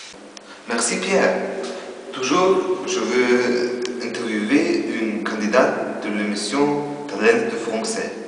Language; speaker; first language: French; non-native, learner; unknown